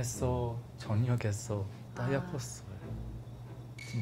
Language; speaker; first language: Korean; non-native, learner; English